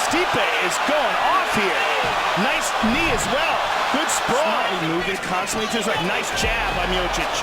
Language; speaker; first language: English; native; English